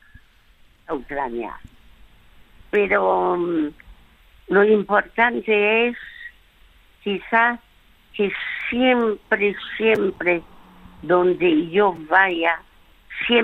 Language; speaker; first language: Spanish; early bilingual, other home language; French